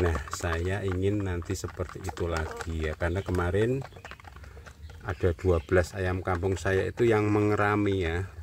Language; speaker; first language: Indonesian; native; Indonesian